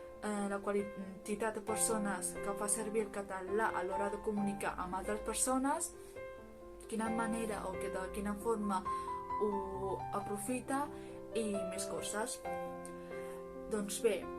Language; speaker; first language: Catalan; early bilingual, other home language; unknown